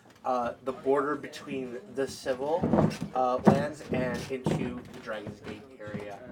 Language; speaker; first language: English; native; English